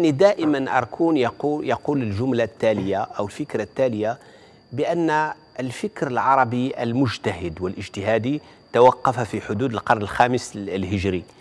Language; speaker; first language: Arabic; native; Arabic